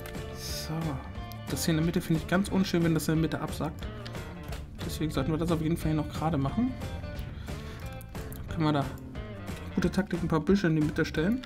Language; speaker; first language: German; native; German